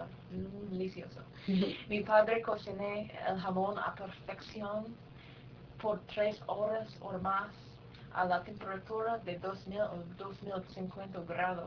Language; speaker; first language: Spanish; non-native, learner; English